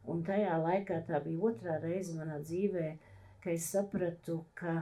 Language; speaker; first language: Latvian; early bilingual, heritage; Latvian